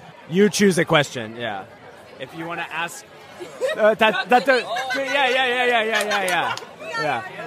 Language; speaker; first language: English; native; English